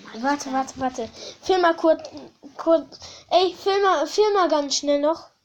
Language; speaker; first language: German; early bilingual, other home language; Hungarian